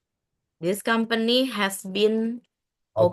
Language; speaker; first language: English; non-native, fluent; Indonesian